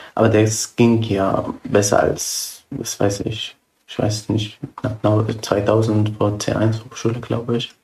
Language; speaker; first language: German; non-native, fluent; Arabic